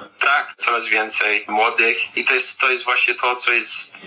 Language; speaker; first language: Polish; early bilingual, heritage; Polish